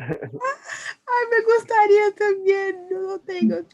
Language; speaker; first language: Spanish; non-native, learner; Portuguese